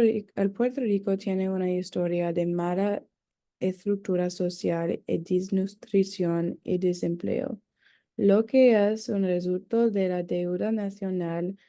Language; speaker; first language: Spanish; non-native, learner; English